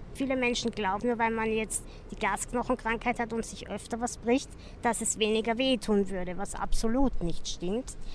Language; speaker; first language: German; native; German